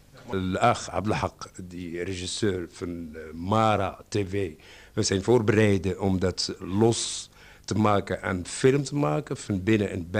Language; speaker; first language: Dutch; non-native, learner; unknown